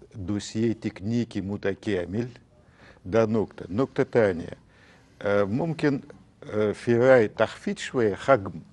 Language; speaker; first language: Arabic; non-native, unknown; Russian